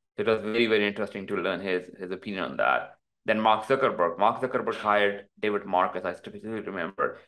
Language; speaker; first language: English; non-native, local second language; Urdu